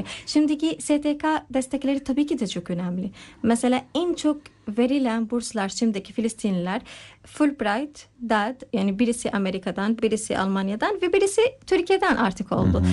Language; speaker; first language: Turkish; non-native, fluent; Arabic